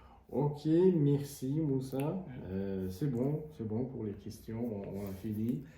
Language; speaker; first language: French; non-native, fluent; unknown